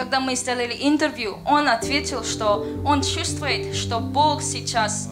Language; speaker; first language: Russian; non-native, learner; Korean